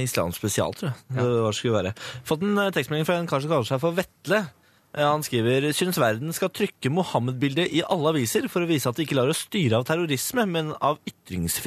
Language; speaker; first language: Norwegian; native; Norwegian